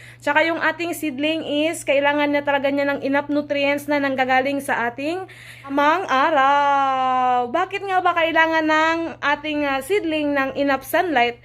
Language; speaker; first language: Filipino; non-native, local second language; Cebuano